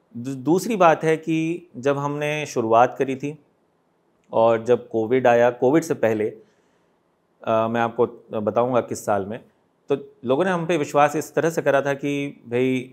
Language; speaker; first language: Hindi; native; Hindi